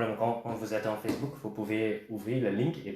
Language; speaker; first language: French; non-native, learner; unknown